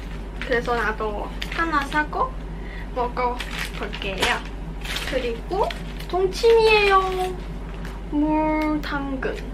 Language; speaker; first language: Korean; non-native, learner; Cantonese